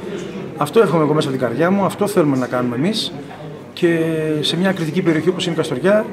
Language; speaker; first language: Greek; native; Greek